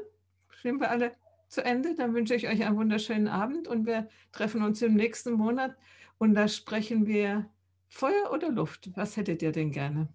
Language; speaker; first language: German; native; German